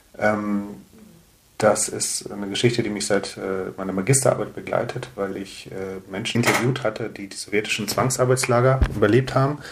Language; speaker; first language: German; early bilingual, other home language; Russian